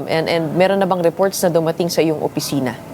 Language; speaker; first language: Filipino; native; Filipino